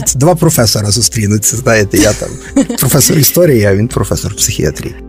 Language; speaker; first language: Ukrainian; native; Ukrainian